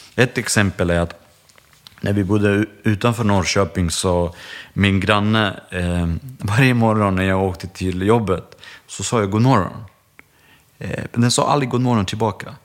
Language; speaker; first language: Swedish; early bilingual, other home language; Bosnian